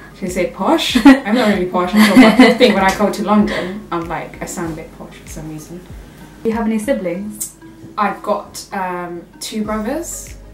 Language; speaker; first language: English; native; English